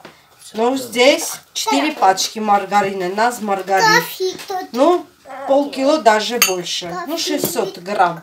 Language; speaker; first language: Russian; non-native, fluent; Armenian